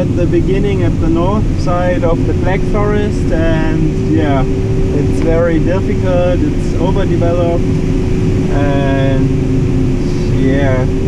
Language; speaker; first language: English; non-native, fluent; German